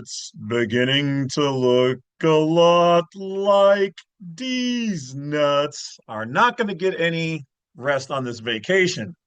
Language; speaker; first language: English; native; English